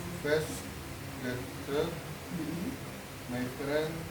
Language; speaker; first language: English; non-native, learner; Indonesian